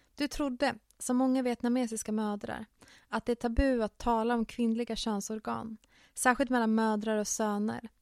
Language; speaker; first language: Swedish; early bilingual, other home language; Finnish